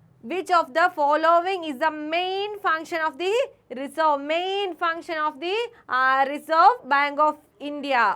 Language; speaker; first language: English; non-native, local second language; Malayalam